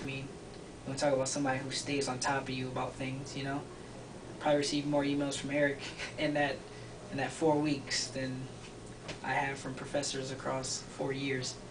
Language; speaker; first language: English; native; English